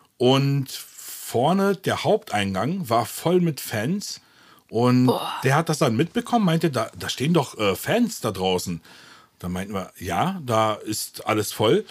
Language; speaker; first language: German; early bilingual, other home language; Turkish